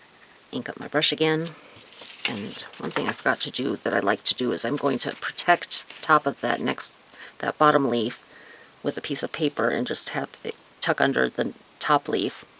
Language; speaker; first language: English; native; English